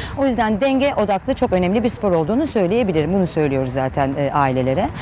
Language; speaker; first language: Turkish; native; Turkish